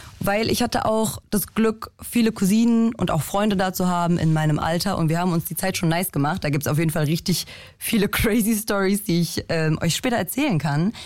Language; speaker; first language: German; early bilingual, other home language; Polish